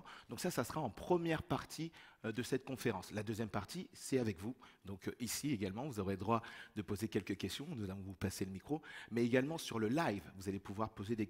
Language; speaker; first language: French; native; French